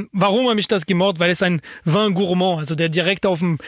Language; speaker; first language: German; non-native, fluent; French